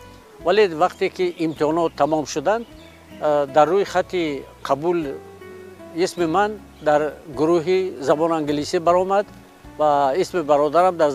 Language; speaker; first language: Persian; non-native, local second language; Shughni